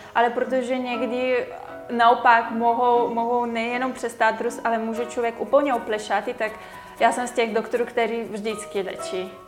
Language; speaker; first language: Czech; non-native, fluent; Bulgarian